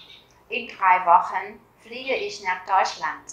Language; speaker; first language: German; non-native, fluent; Vietnamese